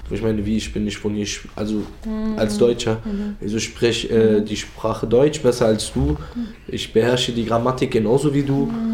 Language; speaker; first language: German; early bilingual, other home language; Turkish